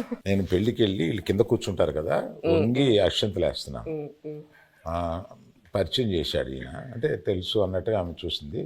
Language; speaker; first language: Telugu; native; Telugu